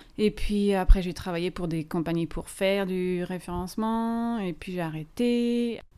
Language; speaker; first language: French; native; French